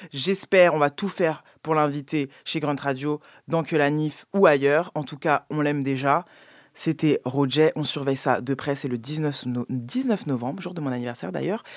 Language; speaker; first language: French; native; French